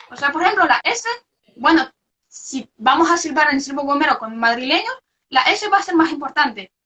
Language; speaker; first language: Spanish; non-native, fluent; French